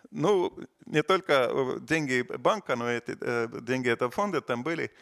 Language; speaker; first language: Russian; non-native, fluent; Estonian